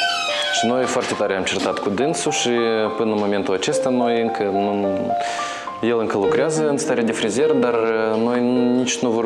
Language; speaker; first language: Romanian; non-native, local second language; Russian